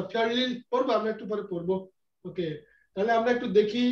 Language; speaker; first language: Korean; non-native, learner; Bangla